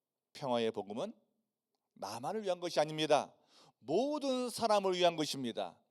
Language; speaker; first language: Korean; native; Korean